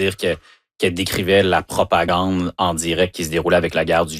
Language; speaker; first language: French; native; French